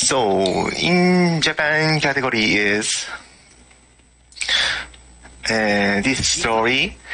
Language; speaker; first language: English; non-native, learner; Japanese